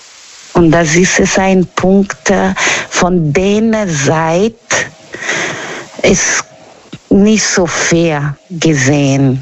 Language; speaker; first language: German; non-native, learner; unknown